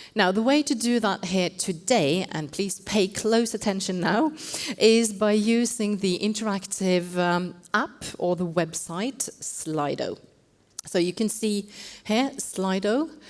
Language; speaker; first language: English; non-native, fluent; Norwegian